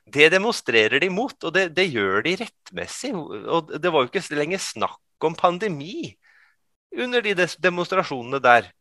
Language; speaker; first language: Norwegian; early bilingual, other home language; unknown